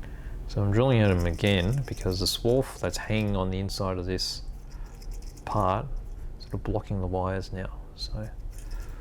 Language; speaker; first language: English; native; English